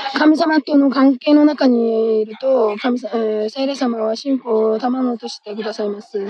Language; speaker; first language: Japanese; non-native, fluent; Korean